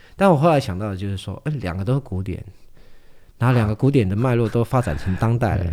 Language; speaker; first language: Chinese; non-native, local second language; Amis